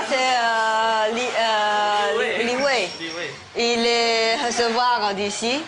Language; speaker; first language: French; non-native, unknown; Chinese